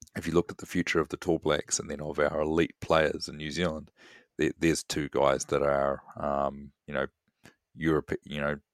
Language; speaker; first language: English; native; English